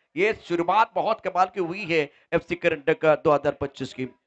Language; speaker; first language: Hindi; non-native, local second language; Marathi